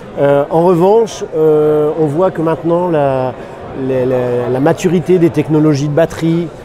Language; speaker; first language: French; native; French